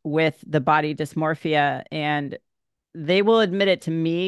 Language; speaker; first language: English; native; English